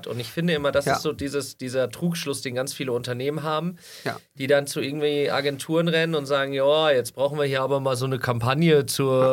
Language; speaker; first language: German; native; German